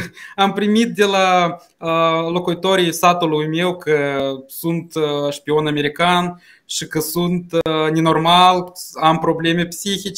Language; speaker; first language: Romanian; non-native, local second language; Russian